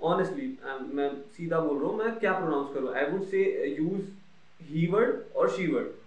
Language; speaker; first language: Hindi; native; Hindi